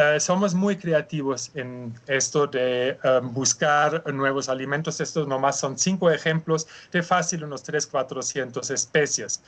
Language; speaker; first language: Spanish; non-native, fluent; German